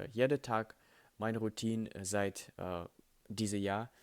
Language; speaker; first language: German; non-native, learner; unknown